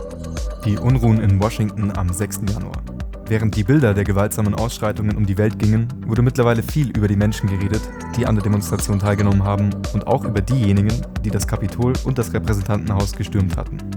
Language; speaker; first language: German; native; German